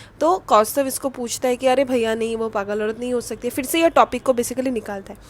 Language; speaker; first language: Hindi; non-native, local second language; Bangla